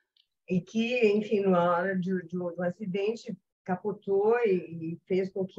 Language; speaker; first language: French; non-native, fluent; Portuguese